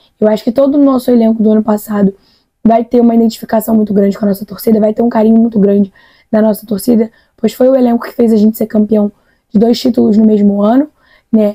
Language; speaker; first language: Portuguese; native; Portuguese